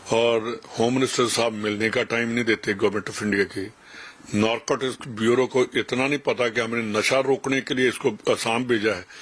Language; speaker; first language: Urdu; non-native, local second language; Punjabi